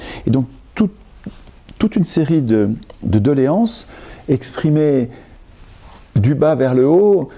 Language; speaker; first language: French; native; French